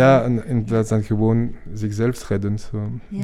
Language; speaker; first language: Dutch; non-native, fluent; French